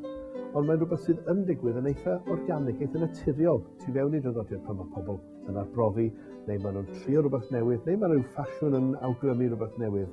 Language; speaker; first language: Welsh; native; Welsh